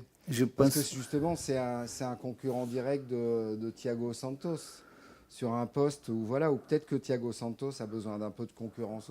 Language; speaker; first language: French; native; French